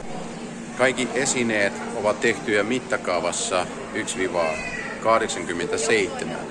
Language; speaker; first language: Finnish; non-native, fluent; Russian